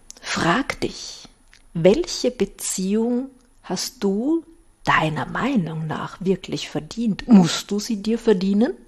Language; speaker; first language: German; native; German